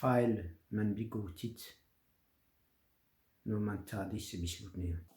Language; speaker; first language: Danish; non-native, fluent; French